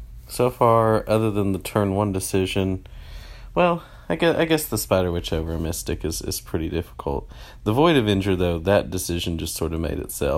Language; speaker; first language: English; native; English